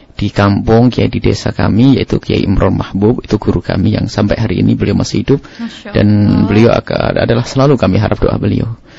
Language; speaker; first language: Indonesian; non-native, local second language; Javanese